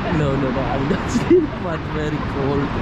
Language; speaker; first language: English; non-native, learner; Javanese